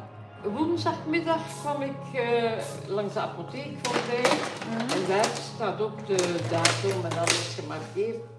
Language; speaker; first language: Dutch; native; Dutch